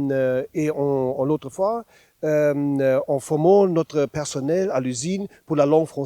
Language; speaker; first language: French; non-native, learner; German